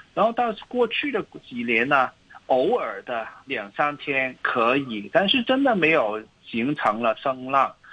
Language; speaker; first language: Chinese; non-native, local second language; Cantonese